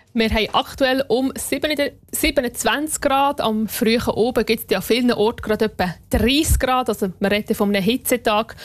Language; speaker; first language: German; native; German